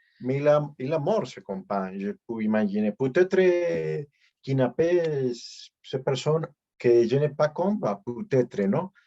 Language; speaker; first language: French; non-native, learner; Spanish